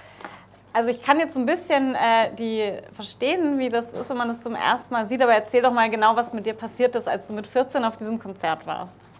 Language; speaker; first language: German; native; German